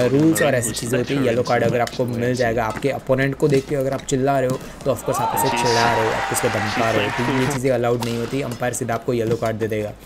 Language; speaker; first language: Hindi; non-native, local second language; Gujarati